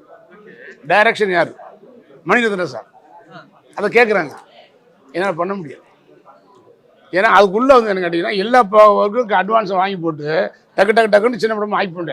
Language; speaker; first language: Tamil; native; Tamil